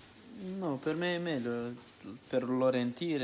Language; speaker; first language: Italian; non-native, learner; Romanian